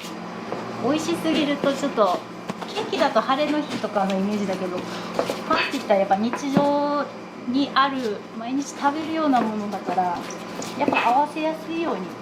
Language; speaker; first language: Japanese; native; Japanese